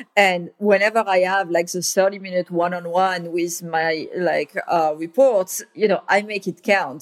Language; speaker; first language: English; non-native, fluent; French